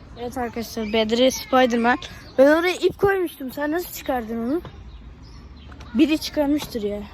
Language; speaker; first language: Turkish; native; Turkish